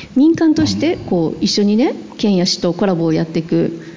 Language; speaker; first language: Japanese; native; Japanese